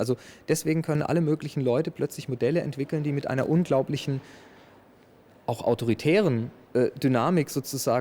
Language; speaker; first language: German; native; German